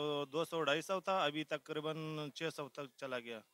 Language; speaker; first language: Hindi; non-native, local second language; Pashto